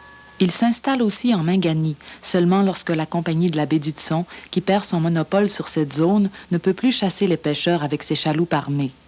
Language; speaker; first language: French; native; French